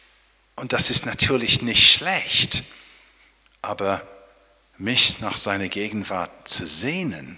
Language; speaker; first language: German; non-native, fluent; English